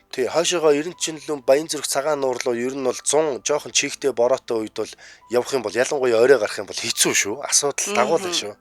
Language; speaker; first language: Mongolian; native; Mongolian